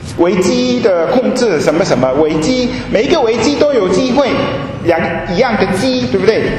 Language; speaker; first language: Chinese; non-native, fluent; German